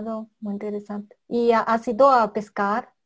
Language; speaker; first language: Spanish; non-native, fluent; Russian